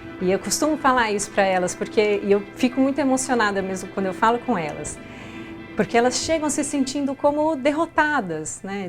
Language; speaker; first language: Portuguese; native; Portuguese